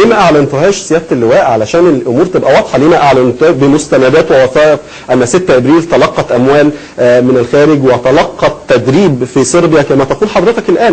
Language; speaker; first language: Arabic; native; Arabic